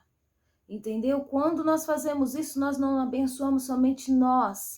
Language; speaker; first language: Portuguese; native; Portuguese